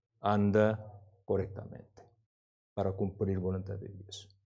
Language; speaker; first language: Spanish; non-native, learner; Korean